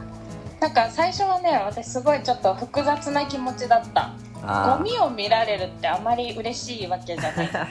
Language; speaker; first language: Japanese; native; Japanese